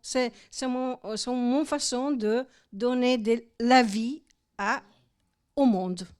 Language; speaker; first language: French; non-native, fluent; Italian